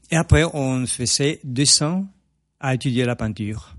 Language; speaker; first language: French; non-native, fluent; Spanish